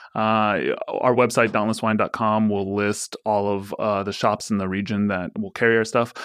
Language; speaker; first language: English; native; English